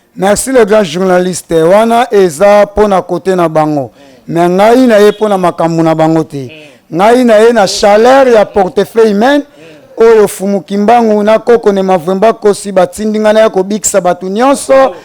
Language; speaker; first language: Lingala; non-native, local second language; Kongo